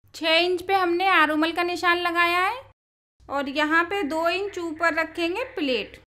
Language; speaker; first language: Hindi; native; Hindi